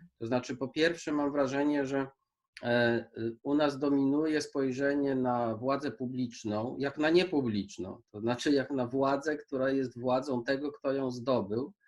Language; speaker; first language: Polish; native; Polish